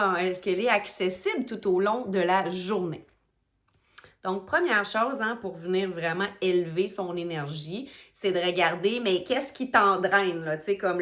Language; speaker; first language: French; native; French